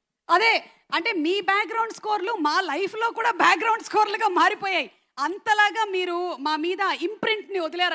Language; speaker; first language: Telugu; native; Telugu